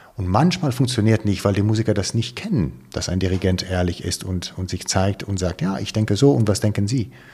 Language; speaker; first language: German; non-native, fluent; Italian